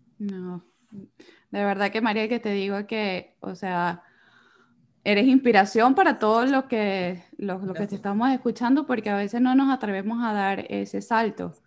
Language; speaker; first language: Spanish; native; Spanish